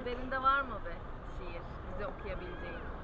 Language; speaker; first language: Turkish; native; Turkish